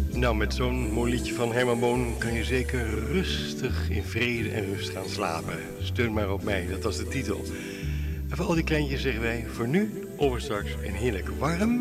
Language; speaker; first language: Dutch; native; Dutch